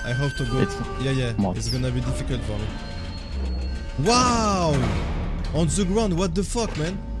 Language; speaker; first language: English; non-native, learner; French